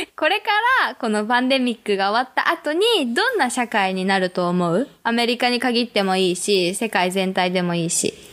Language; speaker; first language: Japanese; native; Japanese